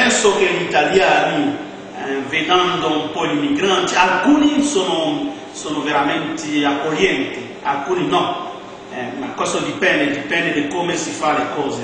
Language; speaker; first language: Italian; non-native, fluent; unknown